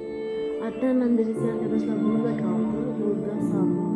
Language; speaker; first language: Turkish; non-native, learner; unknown